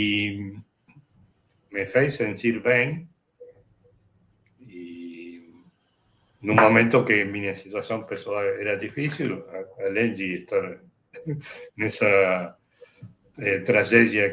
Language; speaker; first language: Portuguese; non-native, fluent; Spanish